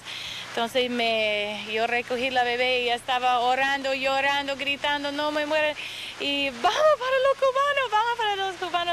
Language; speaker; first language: Spanish; non-native, fluent; English